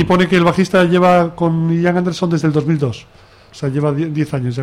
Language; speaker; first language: Spanish; native; Spanish